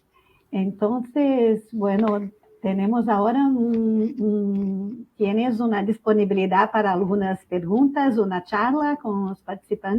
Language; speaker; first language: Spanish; non-native, fluent; Portuguese